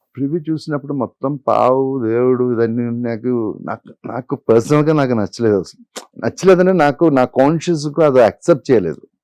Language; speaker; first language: Telugu; non-native, fluent; Malayalam